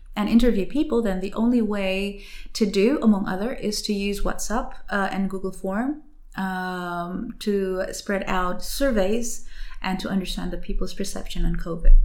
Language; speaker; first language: English; non-native, fluent; Indonesian